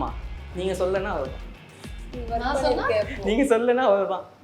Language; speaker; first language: Tamil; native; Tamil